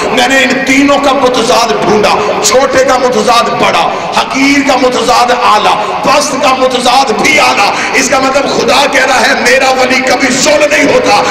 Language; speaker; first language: Urdu; native; Urdu